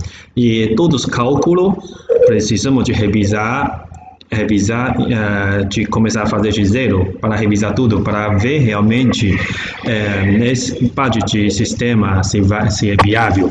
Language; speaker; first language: Portuguese; non-native, learner; Chinese